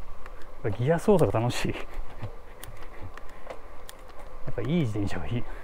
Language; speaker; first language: Japanese; native; Japanese